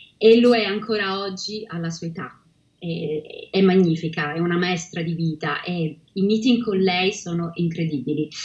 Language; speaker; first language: Italian; native; Italian